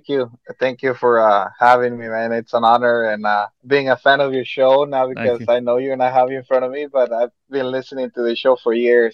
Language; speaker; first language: English; non-native, fluent; Spanish